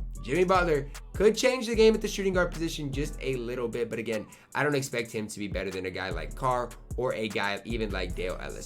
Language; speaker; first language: English; native; English